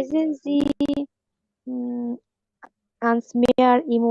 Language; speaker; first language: German; non-native, learner; Bangla